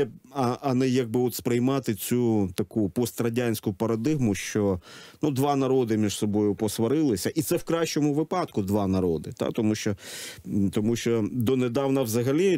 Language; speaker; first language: Ukrainian; native; Ukrainian